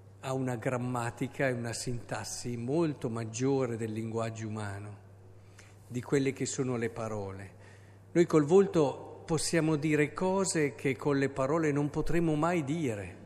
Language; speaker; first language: Italian; native; Italian